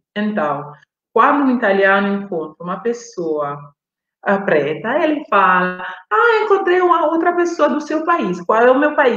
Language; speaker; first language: Portuguese; non-native, fluent; Italian